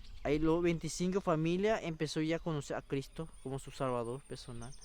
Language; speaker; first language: Spanish; non-native, local second language; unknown